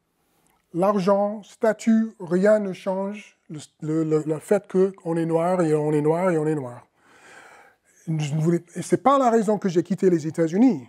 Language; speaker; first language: French; non-native, fluent; English